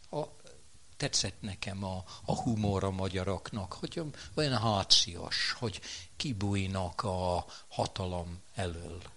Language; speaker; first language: Hungarian; non-native, fluent; English